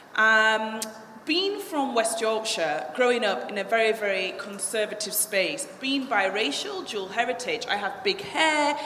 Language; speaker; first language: English; native; English